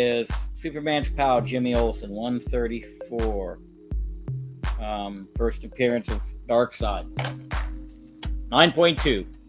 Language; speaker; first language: English; native; English